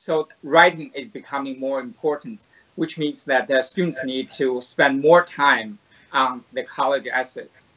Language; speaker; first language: English; non-native, fluent; Chinese